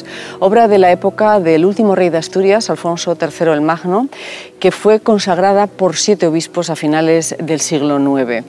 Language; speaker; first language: Spanish; native; Spanish